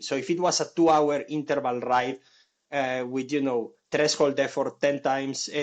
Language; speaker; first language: English; non-native, fluent; Spanish